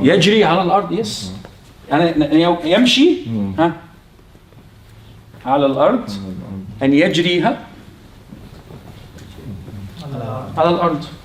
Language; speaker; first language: Arabic; non-native, fluent; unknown